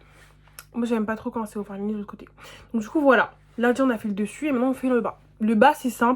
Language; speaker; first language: French; native; French